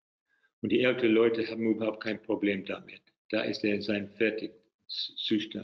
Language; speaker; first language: German; non-native, fluent; English